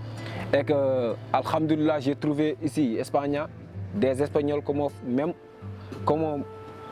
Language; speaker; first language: French; non-native, local second language; Wolof